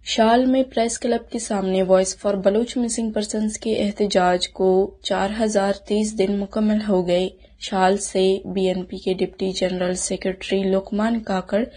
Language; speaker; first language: Urdu; non-native, local second language; Baluchi